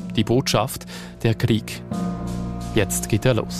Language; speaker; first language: German; native; German